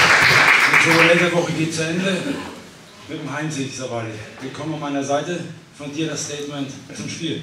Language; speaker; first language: German; native; German